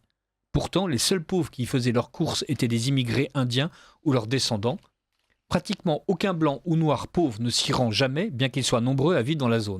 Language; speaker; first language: French; native; French